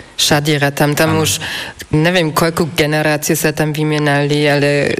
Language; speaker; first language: Slovak; non-native, fluent; German